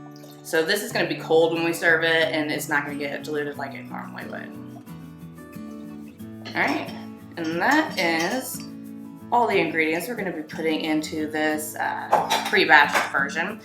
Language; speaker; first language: English; native; English